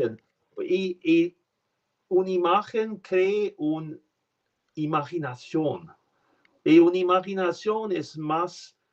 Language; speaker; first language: Spanish; non-native, learner; French